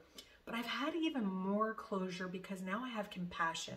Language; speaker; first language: English; native; English